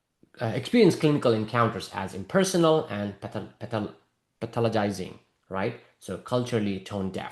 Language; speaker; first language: English; non-native, fluent; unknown